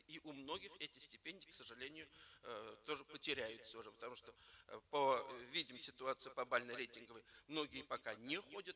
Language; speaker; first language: Russian; native; Russian